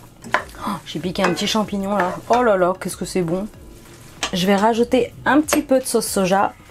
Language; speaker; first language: French; native; French